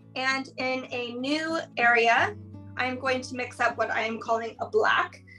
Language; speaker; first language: English; native; English